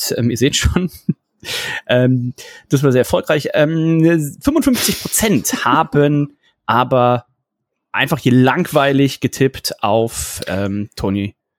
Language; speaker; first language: German; native; German